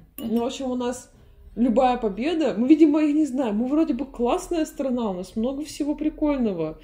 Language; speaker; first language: Russian; native; Russian